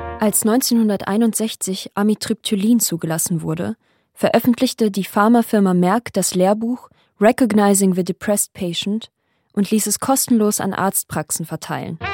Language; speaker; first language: German; native; German